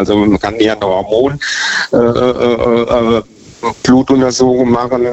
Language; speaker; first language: German; native; German